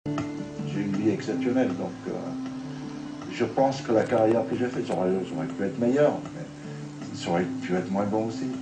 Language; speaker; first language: French; non-native, fluent; Italian